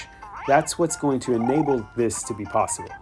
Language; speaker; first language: English; native; English